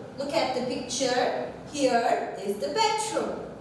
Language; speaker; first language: English; non-native, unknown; Turkish